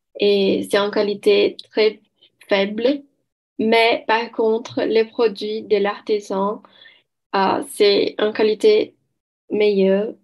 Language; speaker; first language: French; non-native, learner; Portuguese